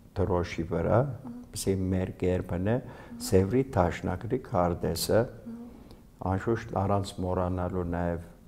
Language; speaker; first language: Armenian; early bilingual, heritage; Armenian